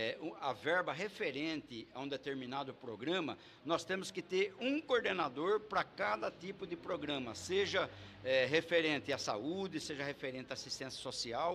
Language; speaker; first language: Portuguese; native; Portuguese